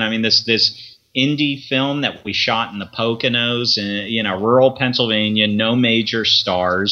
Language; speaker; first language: English; native; English